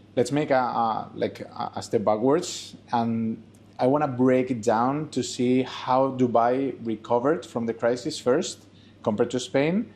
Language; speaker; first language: English; non-native, fluent; Spanish